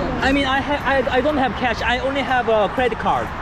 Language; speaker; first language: English; non-native, learner; Korean